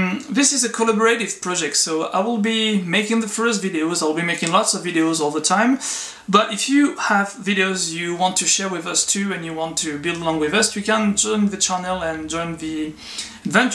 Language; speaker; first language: English; non-native, fluent; French